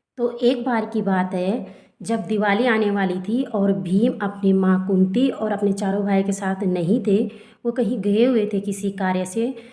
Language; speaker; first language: Hindi; non-native, local second language; Garhwali